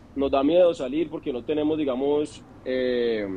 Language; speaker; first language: Spanish; native; Spanish